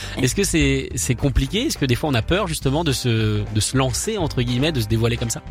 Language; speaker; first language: French; native; French